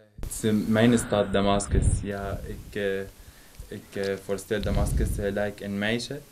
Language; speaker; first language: Dutch; non-native, learner; Arabic